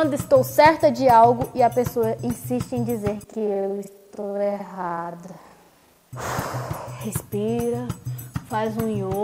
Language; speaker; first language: Portuguese; native; Portuguese